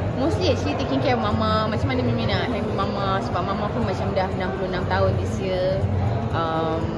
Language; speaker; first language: Malay; native; Malay